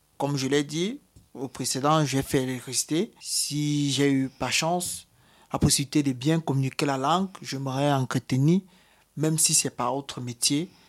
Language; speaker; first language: French; native; French